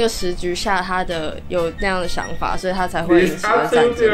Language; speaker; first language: Chinese; native; Chinese